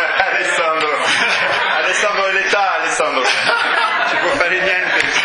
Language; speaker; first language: Italian; non-native, fluent; French